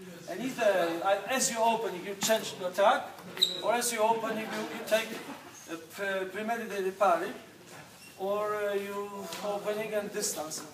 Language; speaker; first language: English; non-native, learner; Polish